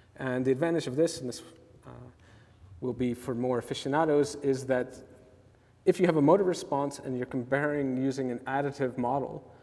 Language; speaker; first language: English; native; English